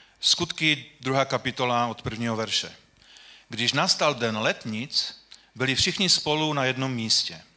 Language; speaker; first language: Czech; non-native, local second language; Polish